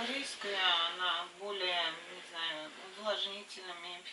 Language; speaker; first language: Russian; native; Russian